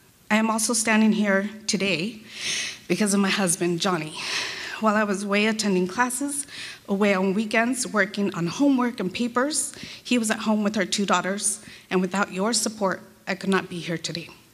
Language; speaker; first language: English; early bilingual, other home language; Spanish